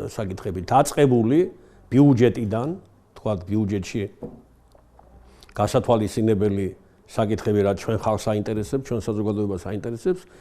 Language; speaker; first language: Georgian; native; Georgian